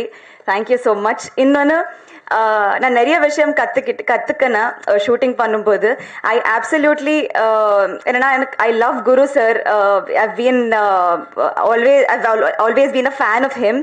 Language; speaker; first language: Tamil; non-native, learner; Telugu